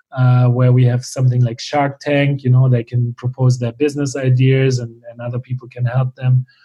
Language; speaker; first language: English; non-native, fluent; German